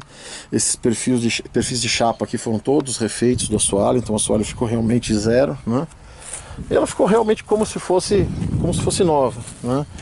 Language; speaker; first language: Portuguese; native; Portuguese